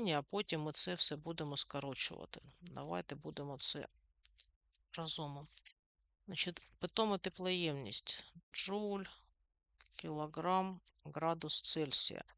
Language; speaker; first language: Ukrainian; non-native, local second language; Russian